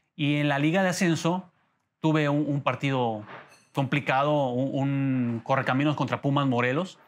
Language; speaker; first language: Spanish; native; Spanish